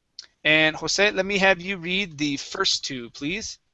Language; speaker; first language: English; native; English